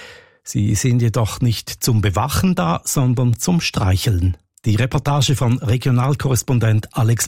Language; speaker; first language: German; native; German